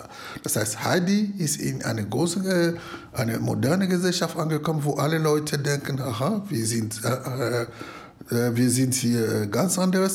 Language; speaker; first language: German; non-native, fluent; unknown